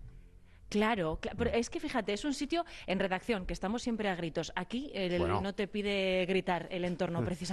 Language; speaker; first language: Spanish; native; Spanish